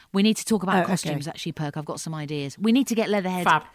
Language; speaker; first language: English; native; English